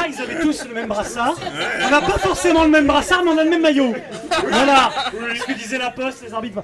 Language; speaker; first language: French; native; French